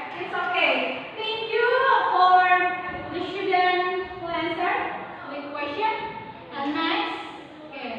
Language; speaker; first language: English; non-native, learner; Indonesian